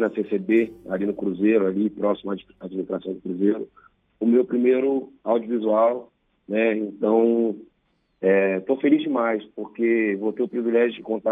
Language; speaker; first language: Portuguese; native; Portuguese